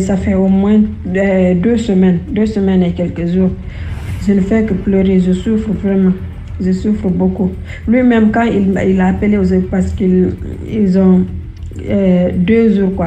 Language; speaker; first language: French; non-native, local second language; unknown